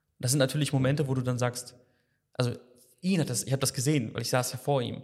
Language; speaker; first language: German; native; German